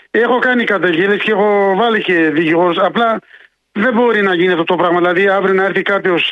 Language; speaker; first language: Greek; non-native, fluent; Arabic